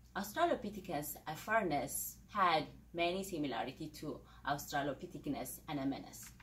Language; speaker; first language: English; non-native, fluent; Amharic